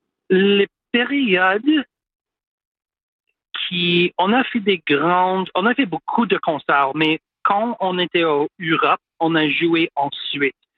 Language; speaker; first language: French; non-native, local second language; English